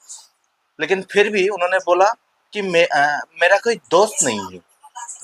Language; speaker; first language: Hindi; non-native, local second language; Bangla